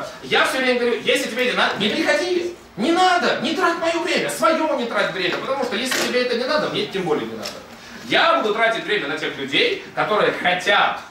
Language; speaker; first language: Russian; native; Russian